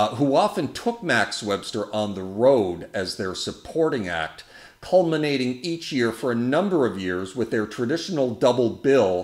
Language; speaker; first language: English; native; English